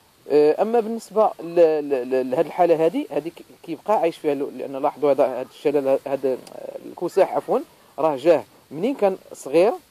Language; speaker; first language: Arabic; native; Arabic